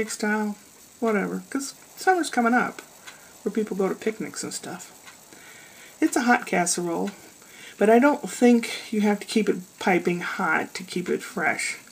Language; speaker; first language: English; native; English